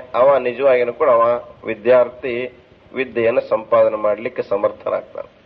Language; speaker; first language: Kannada; native; Kannada